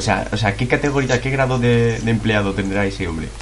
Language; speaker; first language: Spanish; native; Spanish